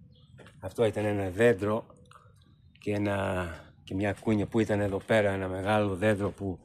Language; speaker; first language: Greek; early bilingual, heritage; Greek